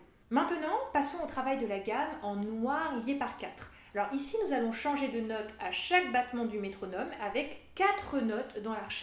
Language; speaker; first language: French; native; French